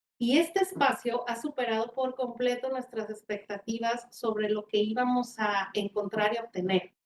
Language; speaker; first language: Spanish; native; Spanish